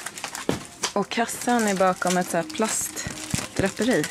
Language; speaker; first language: Swedish; native; Swedish